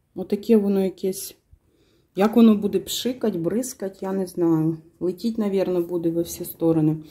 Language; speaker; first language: Ukrainian; non-native, local second language; Russian